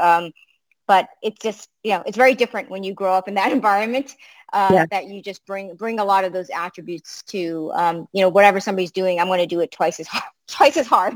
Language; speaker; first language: English; early bilingual, other home language; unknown